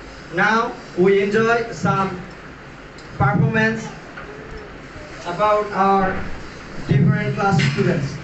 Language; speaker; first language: English; non-native, learner; Bangla